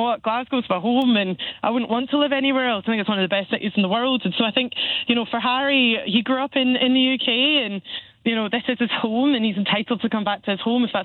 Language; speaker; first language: English; native; English